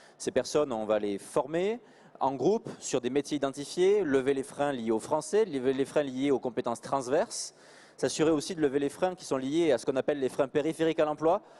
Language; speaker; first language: French; early bilingual, other home language; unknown